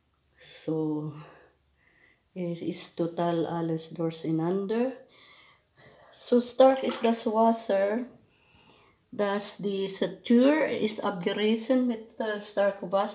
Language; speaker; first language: German; non-native, learner; Filipino